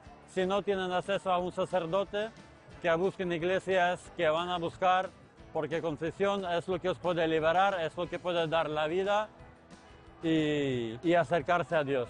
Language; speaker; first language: Spanish; non-native, fluent; Ukrainian